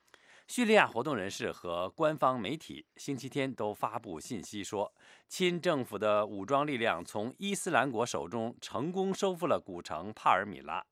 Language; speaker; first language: Chinese; native; Chinese